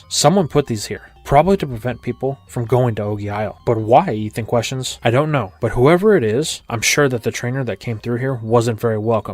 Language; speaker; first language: English; native; English